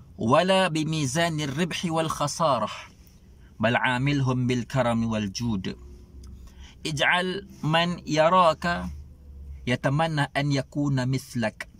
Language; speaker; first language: Arabic; non-native, fluent; Malay